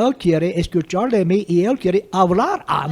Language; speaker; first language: Spanish; non-native, fluent; English